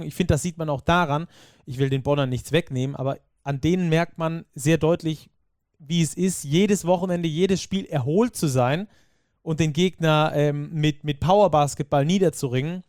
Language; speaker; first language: German; native; German